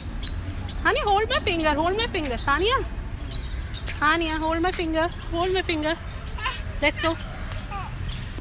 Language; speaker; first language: English; non-native, local second language; Hindi